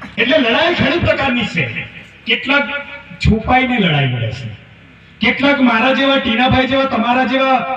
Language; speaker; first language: Gujarati; non-native, local second language; Rathawi